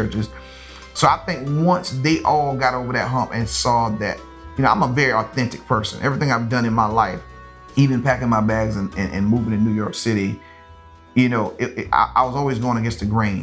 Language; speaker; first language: English; native; English